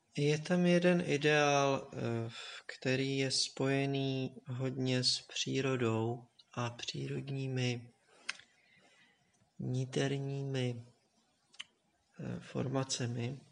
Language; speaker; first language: Czech; native; Czech